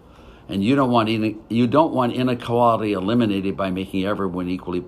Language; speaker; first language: English; native; English